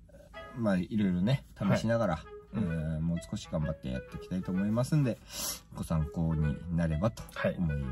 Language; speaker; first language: Japanese; native; Japanese